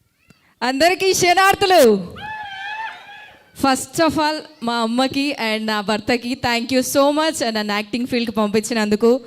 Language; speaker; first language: Telugu; native; Telugu